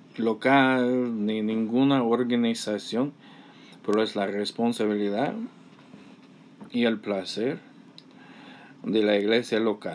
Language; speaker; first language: Spanish; non-native, fluent; English